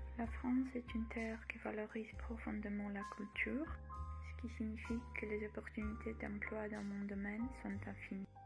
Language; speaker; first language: French; non-native, learner; Croatian